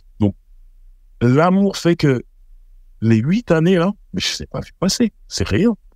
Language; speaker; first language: French; native; French